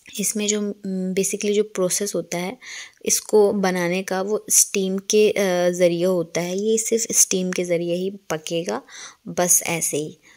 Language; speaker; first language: Hindi; non-native, local second language; Bangla